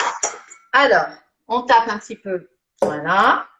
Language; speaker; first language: French; native; French